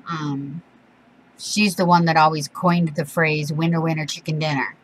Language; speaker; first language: English; native; English